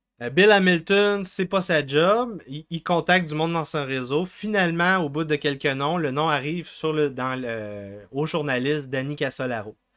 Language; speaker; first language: French; native; French